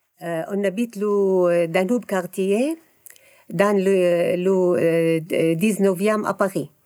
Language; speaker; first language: French; non-native, learner; Arabic